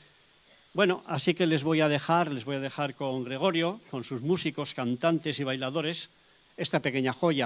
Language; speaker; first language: Spanish; native; Spanish